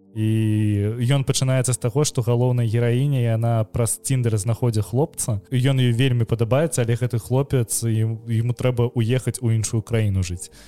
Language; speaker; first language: Belarusian; non-native, local second language; Russian